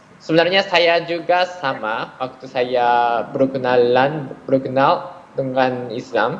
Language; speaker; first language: Indonesian; non-native, fluent; Japanese